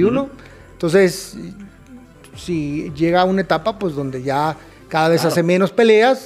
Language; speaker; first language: Spanish; native; Spanish